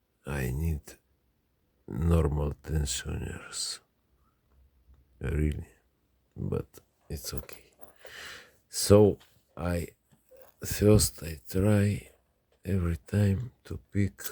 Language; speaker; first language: English; non-native, learner; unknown